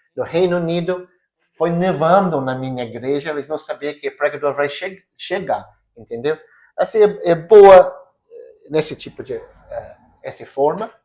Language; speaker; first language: Portuguese; non-native, fluent; English